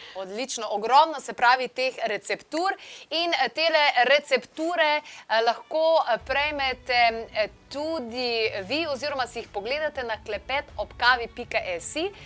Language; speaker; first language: Slovenian; native; Slovenian